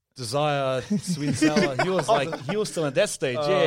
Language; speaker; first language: English; native; English